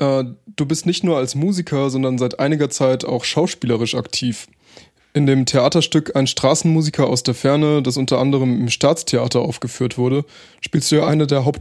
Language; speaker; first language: German; native; German